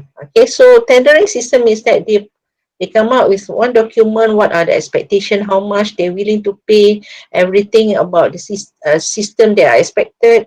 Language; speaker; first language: English; non-native, local second language; Malay